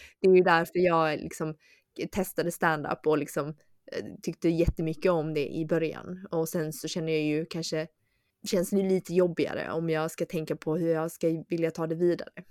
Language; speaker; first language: Swedish; early bilingual, other home language; Chinese